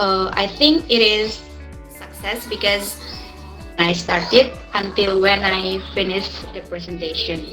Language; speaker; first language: English; non-native, learner; Indonesian